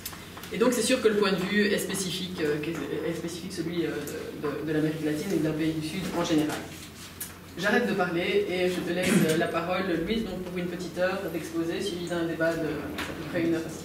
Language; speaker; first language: French; native; French